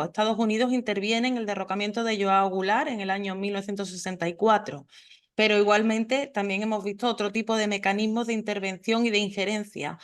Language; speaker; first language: Spanish; native; Spanish